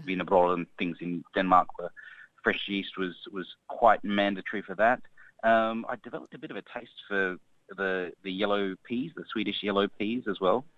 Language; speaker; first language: English; native; English